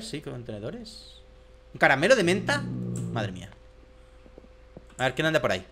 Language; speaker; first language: Spanish; native; Spanish